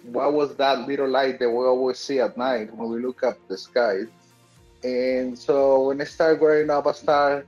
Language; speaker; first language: English; native; English